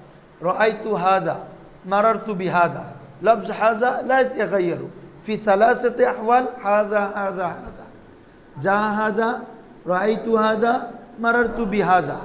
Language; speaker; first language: Arabic; non-native, fluent; Bangla